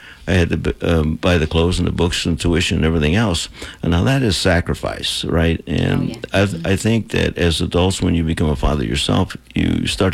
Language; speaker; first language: English; non-native, local second language; Spanish